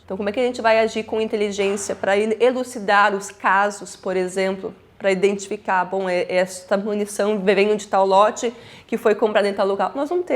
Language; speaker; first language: Portuguese; native; Portuguese